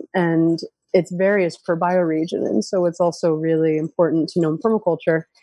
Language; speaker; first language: English; native; English